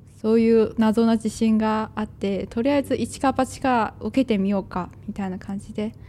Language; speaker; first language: Japanese; non-native, fluent; Chinese